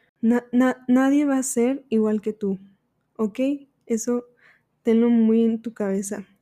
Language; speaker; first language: Spanish; early bilingual, heritage; Spanish